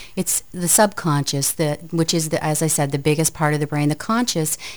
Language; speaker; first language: English; native; English